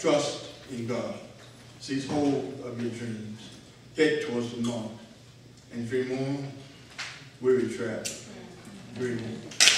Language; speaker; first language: English; native; English